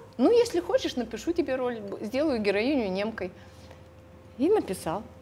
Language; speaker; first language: Russian; non-native, local second language; Lithuanian